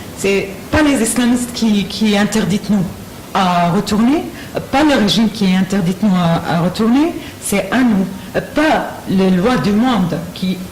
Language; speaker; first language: French; non-native, learner; Arabic